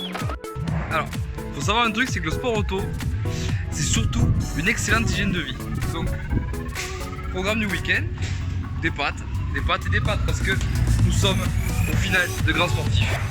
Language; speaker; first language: French; native; French